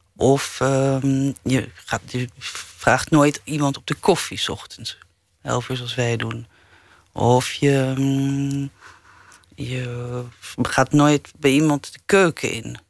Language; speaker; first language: Dutch; early bilingual, other home language; English